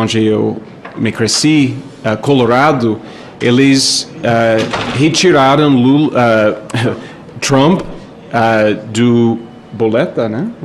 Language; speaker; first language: Portuguese; non-native, fluent; English